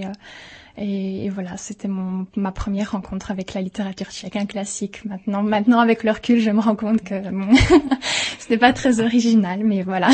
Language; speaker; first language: French; native; French